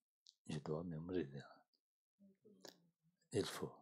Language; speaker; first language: French; non-native, learner; Tibetan